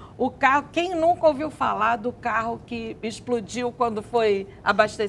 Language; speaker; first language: Portuguese; native; Portuguese